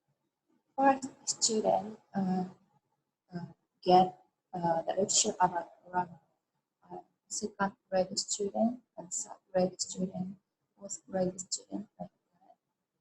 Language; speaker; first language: English; non-native, learner; Japanese